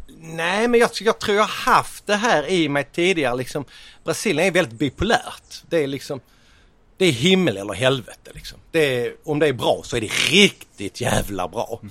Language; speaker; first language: Swedish; native; Swedish